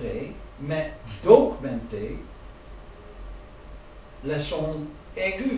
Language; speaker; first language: French; non-native, learner; Dutch